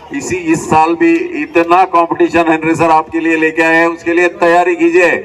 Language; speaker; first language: Hindi; non-native, local second language; Marathi